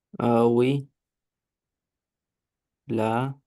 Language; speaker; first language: French; non-native, learner; Romanian